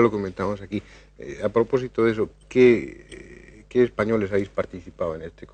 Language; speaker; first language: Spanish; native; Spanish